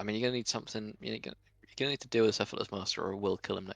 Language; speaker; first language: English; native; English